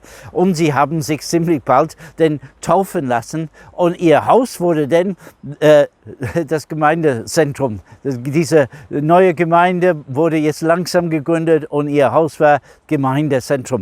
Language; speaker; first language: German; non-native, fluent; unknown